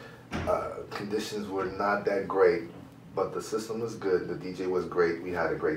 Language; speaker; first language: English; native; English